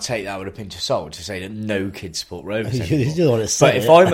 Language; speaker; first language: English; native; English